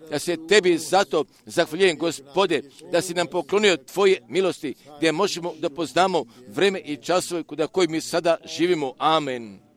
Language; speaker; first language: Croatian; non-native, fluent; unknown